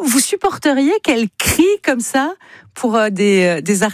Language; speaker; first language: French; native; French